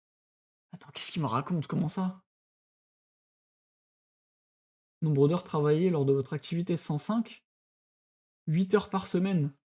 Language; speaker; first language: French; native; French